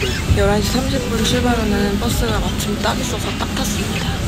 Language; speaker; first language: Korean; native; Korean